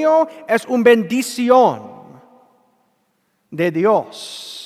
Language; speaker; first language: Spanish; non-native, learner; English